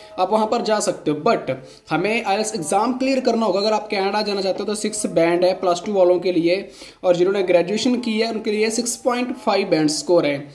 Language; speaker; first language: Hindi; non-native, local second language; Punjabi